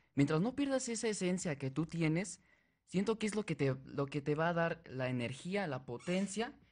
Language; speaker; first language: Spanish; native; Spanish